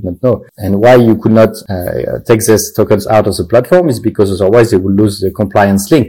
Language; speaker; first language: English; non-native, fluent; French